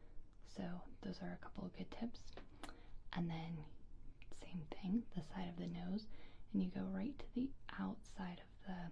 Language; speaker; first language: English; native; English